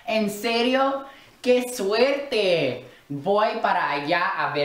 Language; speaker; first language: Spanish; non-native, learner; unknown